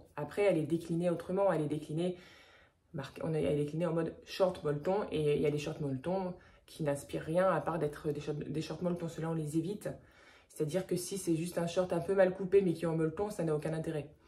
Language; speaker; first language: French; native; French